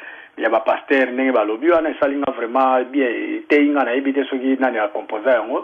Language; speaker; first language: Lingala; native; Lingala